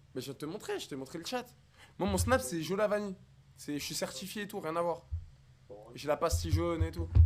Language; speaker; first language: French; native; French